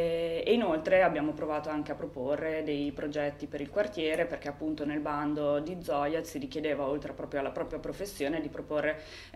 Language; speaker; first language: Italian; native; Italian